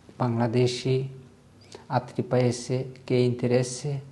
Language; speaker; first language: Italian; non-native, learner; Bangla